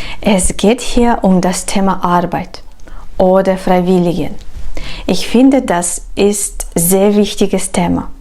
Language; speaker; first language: German; non-native, fluent; Ukrainian